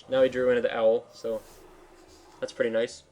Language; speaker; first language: English; native; English